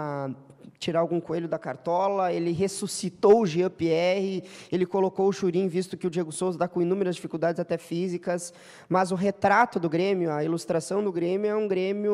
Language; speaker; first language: Portuguese; native; Portuguese